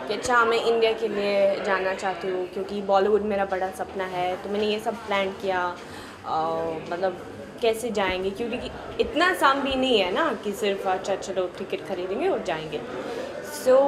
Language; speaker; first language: Hindi; non-native, fluent; Swedish